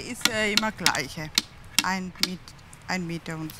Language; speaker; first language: German; non-native, learner; Tamil